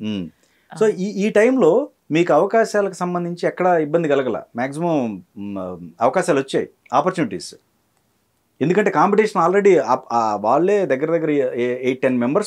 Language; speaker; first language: Telugu; native; Telugu